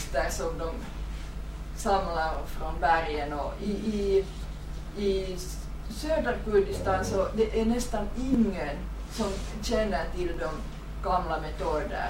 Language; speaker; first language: Swedish; non-native, fluent; Finnish